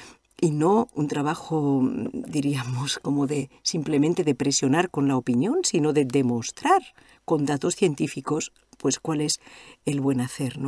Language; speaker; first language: Spanish; native; Spanish